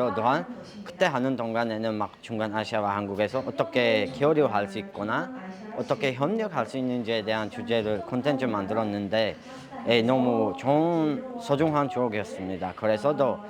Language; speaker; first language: Korean; non-native, fluent; Tajik